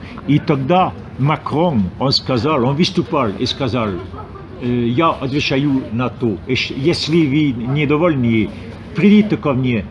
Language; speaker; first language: Russian; non-native, fluent; French